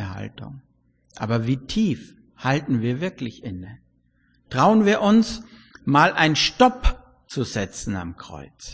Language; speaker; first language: German; native; German